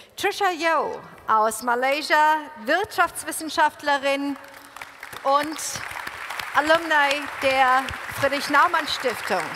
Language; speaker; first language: German; native; German